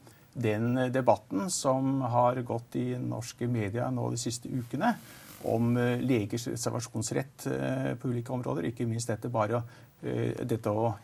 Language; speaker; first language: Norwegian; native; Norwegian